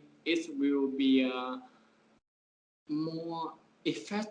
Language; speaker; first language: English; non-native, learner; Vietnamese